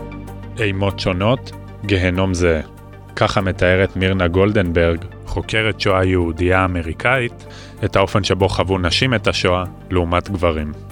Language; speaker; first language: Hebrew; native; Hebrew